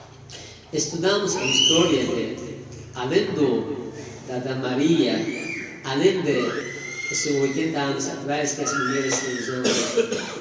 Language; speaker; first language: Portuguese; non-native, fluent; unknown